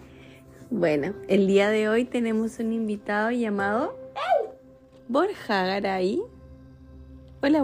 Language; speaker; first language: Spanish; native; Spanish